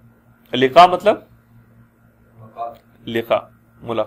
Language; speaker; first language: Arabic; non-native, fluent; Urdu